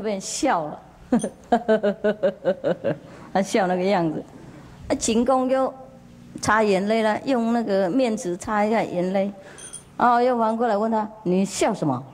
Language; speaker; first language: Chinese; non-native, fluent; Vietnamese